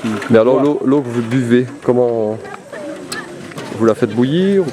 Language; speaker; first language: French; native; French